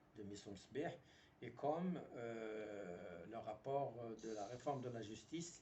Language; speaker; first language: French; non-native, local second language; Arabic